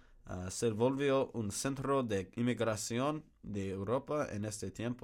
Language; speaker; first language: Spanish; non-native, learner; English